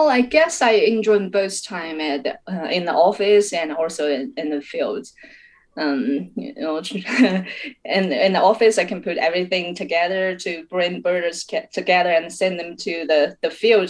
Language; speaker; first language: English; non-native, fluent; Chinese